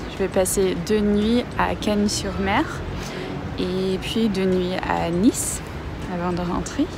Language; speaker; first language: French; non-native, fluent; English